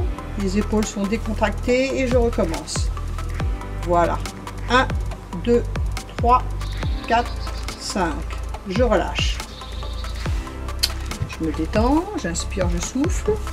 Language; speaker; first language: French; native; French